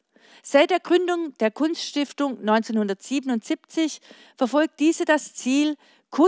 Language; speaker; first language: German; native; German